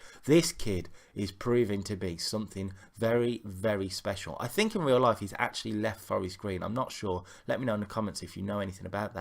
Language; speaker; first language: English; native; English